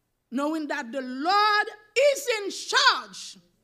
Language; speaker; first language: English; non-native, learner; Haitian Creole